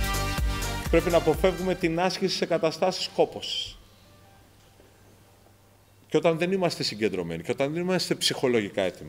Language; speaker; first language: Greek; native; Greek